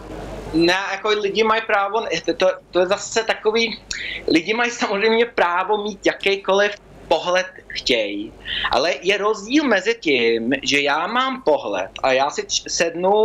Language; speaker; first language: Czech; early bilingual, heritage; Czech